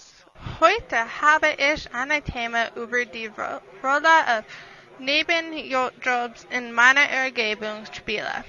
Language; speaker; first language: German; non-native, learner; English